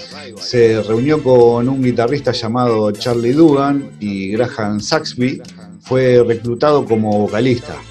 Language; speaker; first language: Spanish; native; Spanish